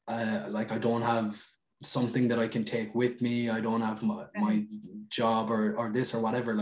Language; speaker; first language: English; native; English